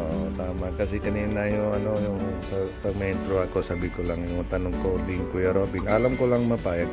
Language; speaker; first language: Filipino; non-native, learner; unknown